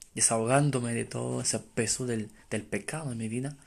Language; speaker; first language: Spanish; non-native, fluent; Romanian